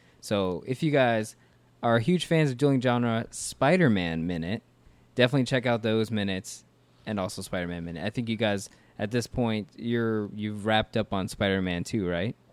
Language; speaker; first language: English; native; English